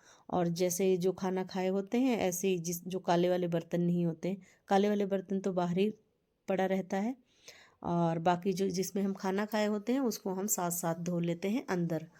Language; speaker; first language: Hindi; native; Hindi